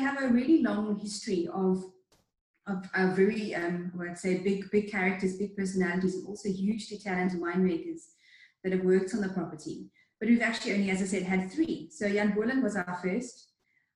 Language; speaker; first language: English; native; English